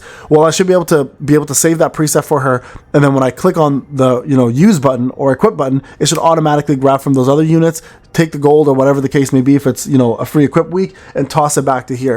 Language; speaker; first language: English; native; English